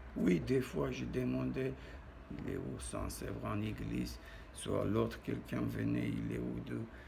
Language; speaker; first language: French; non-native, learner; Armenian